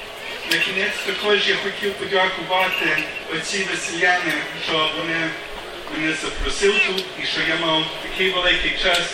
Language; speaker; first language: Ukrainian; non-native, learner; English